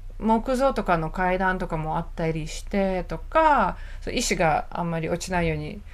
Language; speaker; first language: Japanese; non-native, fluent; Russian